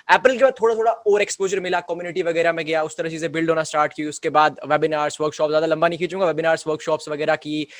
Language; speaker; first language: Hindi; native; Hindi